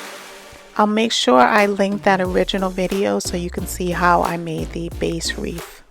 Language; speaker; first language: English; native; English